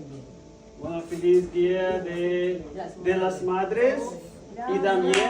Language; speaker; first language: Spanish; non-native, fluent; Russian